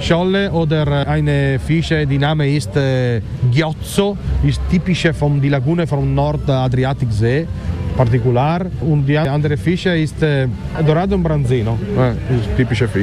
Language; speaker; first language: German; non-native, learner; Italian